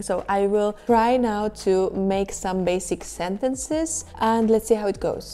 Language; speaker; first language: English; non-native, fluent; Polish